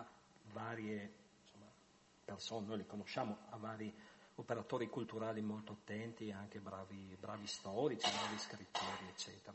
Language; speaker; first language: Italian; native; Italian